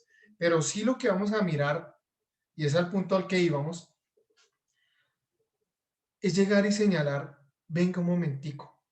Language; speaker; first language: Spanish; native; Spanish